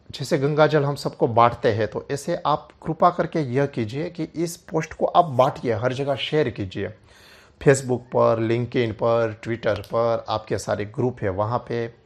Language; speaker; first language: Hindi; non-native, local second language; Gujarati